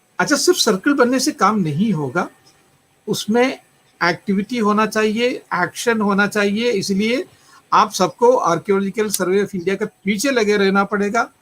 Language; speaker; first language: Hindi; non-native, local second language; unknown